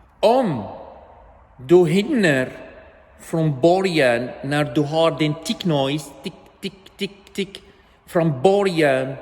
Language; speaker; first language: Swedish; non-native, learner; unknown